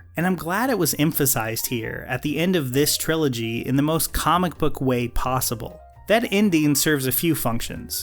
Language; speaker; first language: English; native; English